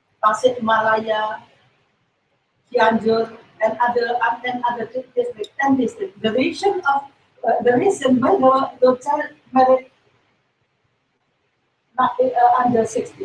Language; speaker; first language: English; non-native, learner; Indonesian